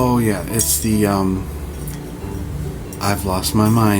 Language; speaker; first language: English; native; English